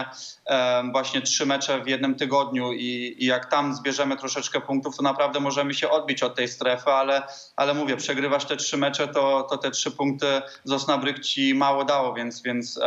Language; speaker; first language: Polish; early bilingual, heritage; Polish